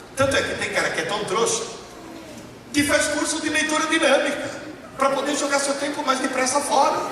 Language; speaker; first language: Portuguese; early bilingual, other home language; Italian